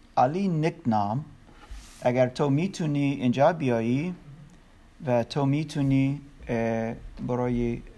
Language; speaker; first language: Persian; non-native, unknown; German